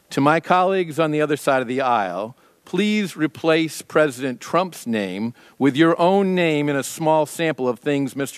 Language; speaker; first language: English; native; English